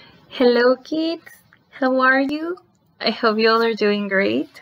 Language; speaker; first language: English; non-native, fluent; Spanish